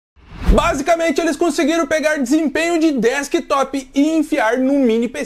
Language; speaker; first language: Portuguese; native; Portuguese